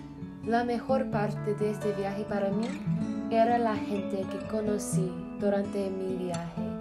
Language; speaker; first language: Spanish; non-native, learner; English